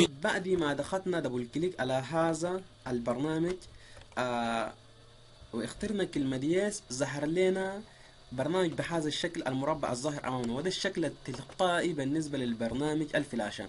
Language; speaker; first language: Arabic; native; Arabic